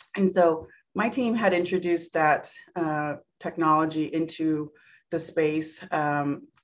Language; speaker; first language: English; native; English